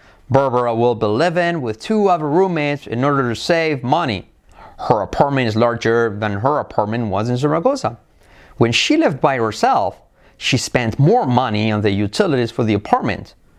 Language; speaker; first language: English; non-native, fluent; Spanish